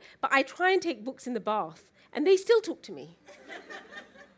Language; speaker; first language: English; native; English